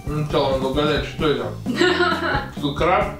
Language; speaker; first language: Russian; native; Russian